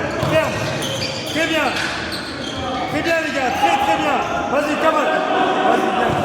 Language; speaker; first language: French; native; French